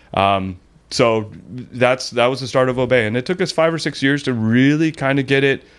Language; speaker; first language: English; native; English